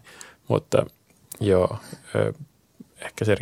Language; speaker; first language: Finnish; native; Finnish